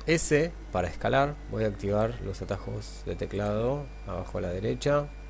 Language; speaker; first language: Spanish; native; Spanish